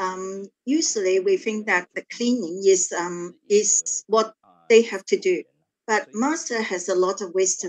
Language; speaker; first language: English; non-native, learner; Chinese